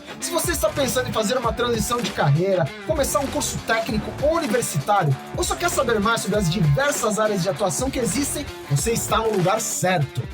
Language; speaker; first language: Portuguese; native; Portuguese